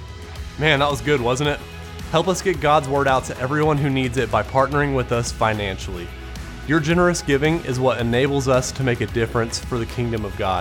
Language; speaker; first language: English; native; English